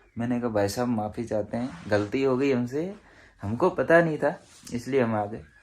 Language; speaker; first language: Hindi; native; Hindi